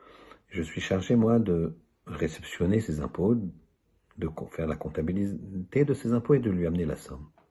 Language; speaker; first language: French; native; French